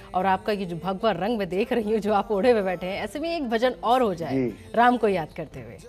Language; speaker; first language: Hindi; native; Hindi